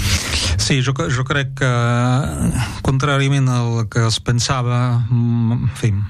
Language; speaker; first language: Catalan; non-native, fluent; French